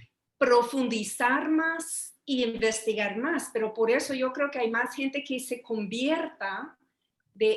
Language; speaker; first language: Spanish; early bilingual, heritage; Spanish